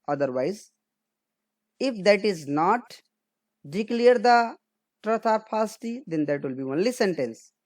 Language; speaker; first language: English; non-native, local second language; Nepali